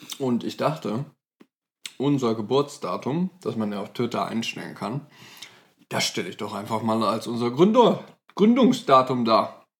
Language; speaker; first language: German; native; German